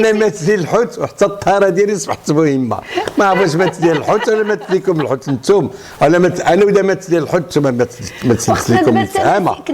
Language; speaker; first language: Arabic; native; Arabic